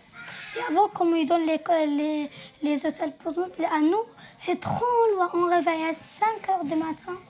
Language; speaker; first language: French; non-native, learner; Arabic